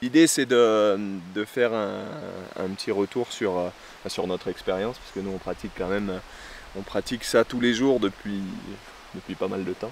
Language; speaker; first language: French; native; French